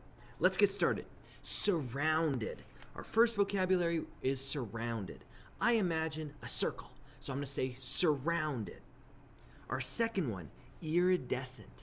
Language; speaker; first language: English; native; English